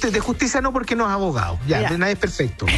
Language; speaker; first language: Spanish; native; Spanish